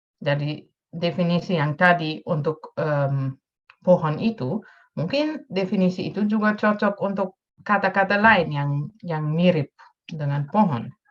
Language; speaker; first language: Indonesian; non-native, fluent; Dutch